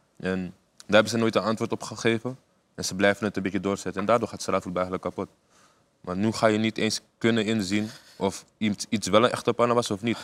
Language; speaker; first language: Dutch; native; Dutch